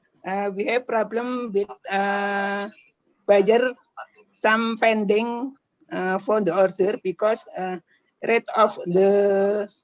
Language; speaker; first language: English; non-native, learner; Indonesian